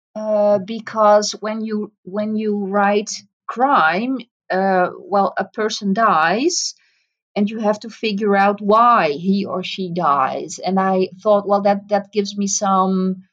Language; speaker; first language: English; non-native, fluent; Dutch